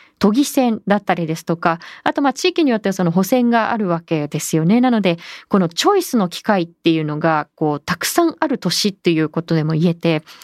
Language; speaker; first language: Japanese; native; Japanese